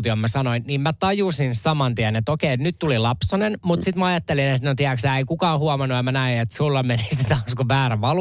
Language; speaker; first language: Finnish; native; Finnish